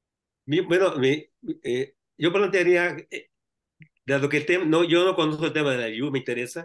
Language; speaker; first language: Spanish; native; Spanish